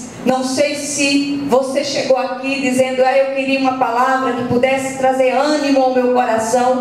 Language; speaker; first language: Portuguese; native; Portuguese